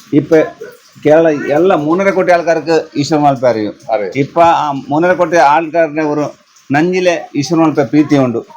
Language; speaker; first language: Malayalam; non-native, learner; Kannada